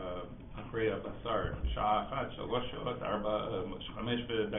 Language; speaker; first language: Hebrew; non-native, learner; English